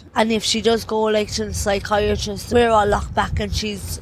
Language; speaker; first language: English; native; English